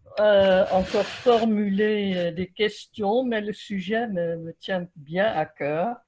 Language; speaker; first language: French; non-native, fluent; Dutch